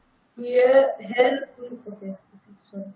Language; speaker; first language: German; non-native, learner; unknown